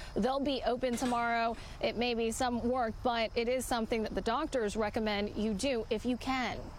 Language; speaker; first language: English; native; English